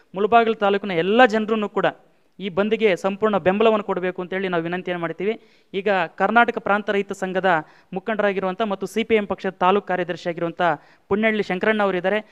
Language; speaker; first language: Kannada; native; Kannada